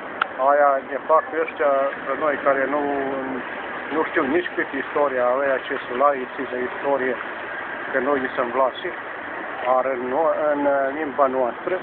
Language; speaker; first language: Romanian; early bilingual, heritage; Romanian